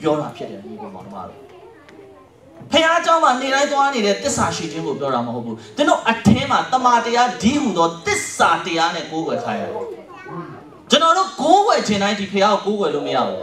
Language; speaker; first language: Burmese; native; Burmese